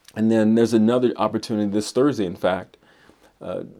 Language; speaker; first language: English; native; English